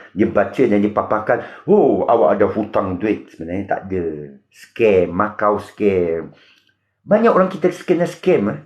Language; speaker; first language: Malay; non-native, local second language; Min Nan Chinese